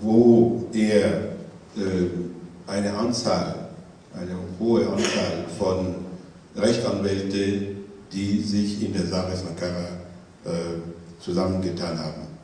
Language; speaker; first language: German; non-native, fluent; French